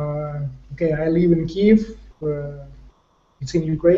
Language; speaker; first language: English; non-native, fluent; Ukrainian